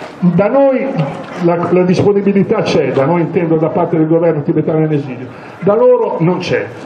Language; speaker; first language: Italian; native; Italian